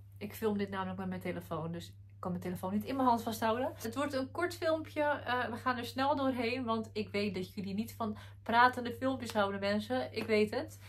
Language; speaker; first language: Dutch; early bilingual, other home language; Arabic